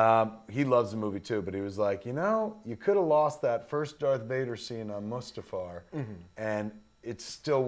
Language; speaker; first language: English; native; English